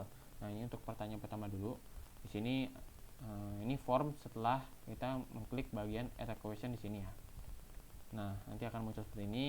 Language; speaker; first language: Indonesian; native; Indonesian